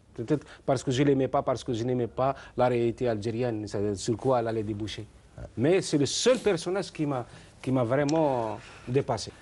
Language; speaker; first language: French; non-native, local second language; Arabic